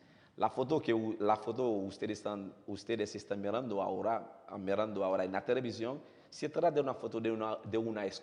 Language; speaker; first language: Spanish; non-native, learner; Haitian Creole